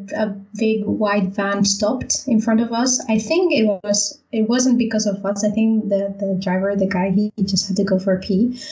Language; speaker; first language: English; non-native, fluent; Spanish